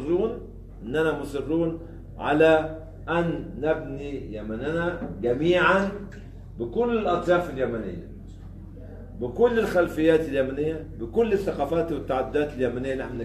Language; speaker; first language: Arabic; native; Arabic